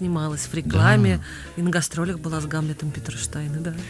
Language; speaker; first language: Russian; native; Russian